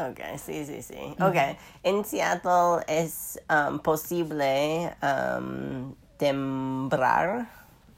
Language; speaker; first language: Spanish; non-native, learner; English